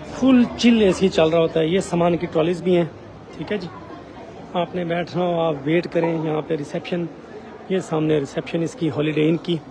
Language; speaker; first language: Urdu; non-native, local second language; Saraiki